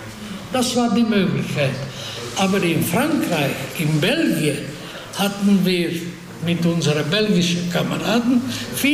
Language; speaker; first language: German; non-native, fluent; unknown